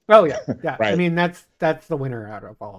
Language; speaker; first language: English; native; English